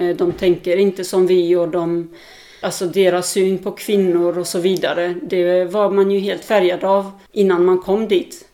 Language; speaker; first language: Swedish; early bilingual, other home language; Albanian